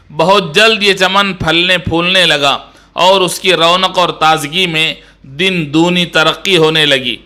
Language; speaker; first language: Urdu; native; Urdu